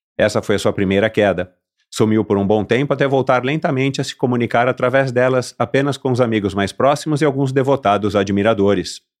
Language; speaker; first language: Portuguese; native; Portuguese